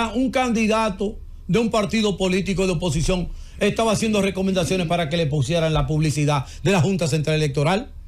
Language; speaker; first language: Spanish; native; Spanish